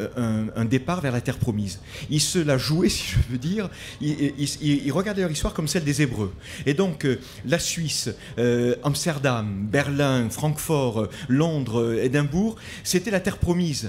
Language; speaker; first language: French; native; French